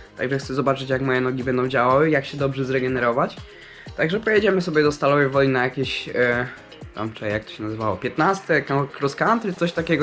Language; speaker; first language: Polish; native; Polish